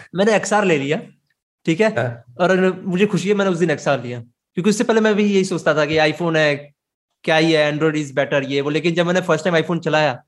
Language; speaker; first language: Hindi; native; Hindi